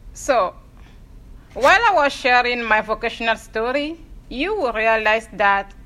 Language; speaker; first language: English; non-native, fluent; Ewe